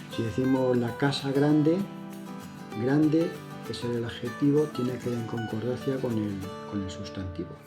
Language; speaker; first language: Spanish; native; Spanish